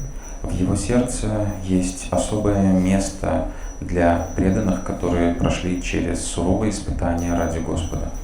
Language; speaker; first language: Russian; native; Russian